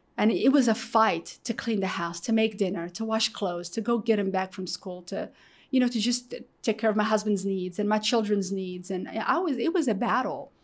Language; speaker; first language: English; early bilingual, other home language; Arabic